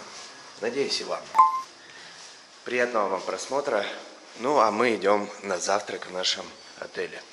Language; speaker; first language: Russian; native; Russian